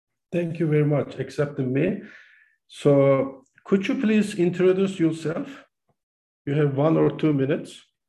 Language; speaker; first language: English; non-native, fluent; Turkish